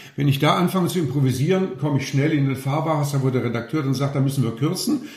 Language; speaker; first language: German; native; German